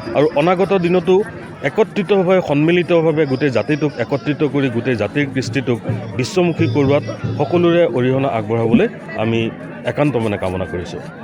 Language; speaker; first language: Assamese; non-native, local second language; Sadri